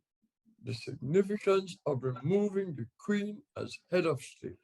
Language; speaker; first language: English; native; English